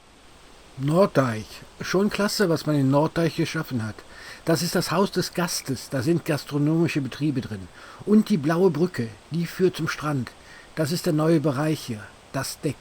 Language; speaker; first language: German; native; German